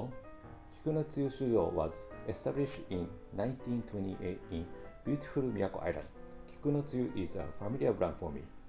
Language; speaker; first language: English; non-native, fluent; Japanese